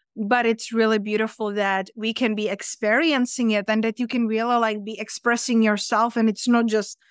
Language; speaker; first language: English; non-native, fluent; Czech